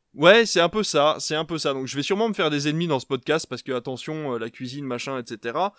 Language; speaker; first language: French; native; French